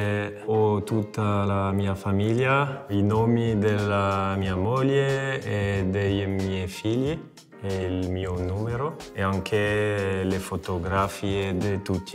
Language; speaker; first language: Italian; non-native, fluent; French